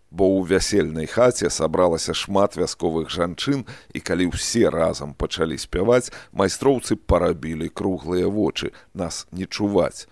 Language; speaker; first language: Belarusian; native; Belarusian